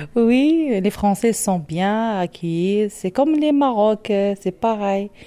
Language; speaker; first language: French; non-native, learner; Arabic